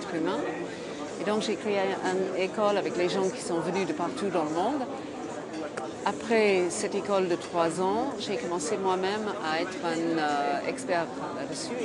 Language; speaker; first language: French; non-native, fluent; English